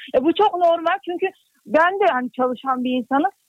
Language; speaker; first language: Turkish; native; Turkish